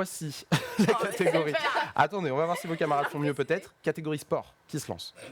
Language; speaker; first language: French; native; French